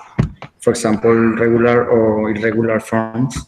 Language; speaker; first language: English; non-native, learner; Spanish